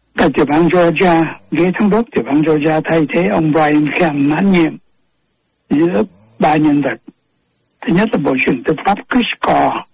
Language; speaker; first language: Vietnamese; native; Vietnamese